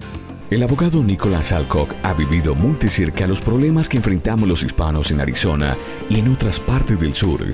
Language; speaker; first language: Spanish; native; Spanish